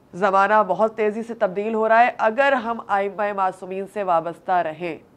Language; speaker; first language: Hindi; native; Hindi